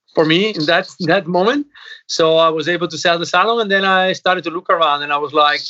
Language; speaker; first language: English; non-native, fluent; Italian